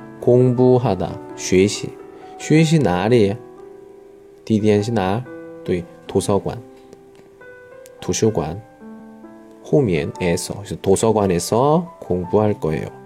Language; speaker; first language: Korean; non-native, learner; Chinese